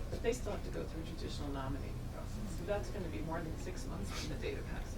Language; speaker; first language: English; native; English